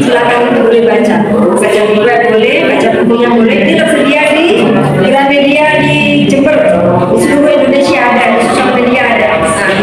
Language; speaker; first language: Indonesian; native; Indonesian